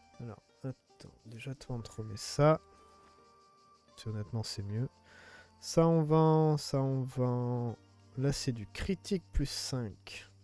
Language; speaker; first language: French; native; French